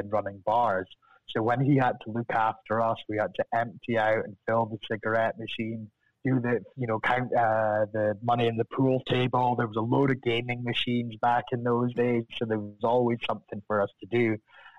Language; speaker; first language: English; native; English